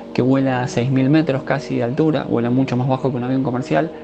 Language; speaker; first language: Spanish; native; Spanish